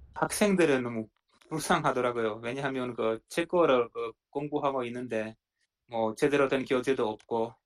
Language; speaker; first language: Korean; non-native, fluent; Czech